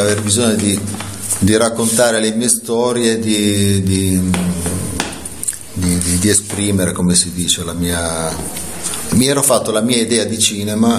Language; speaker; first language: Italian; native; Italian